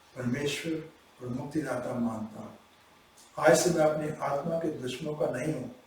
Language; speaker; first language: Hindi; non-native, local second language; Punjabi